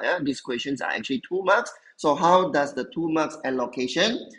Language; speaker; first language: English; non-native, local second language; Chinese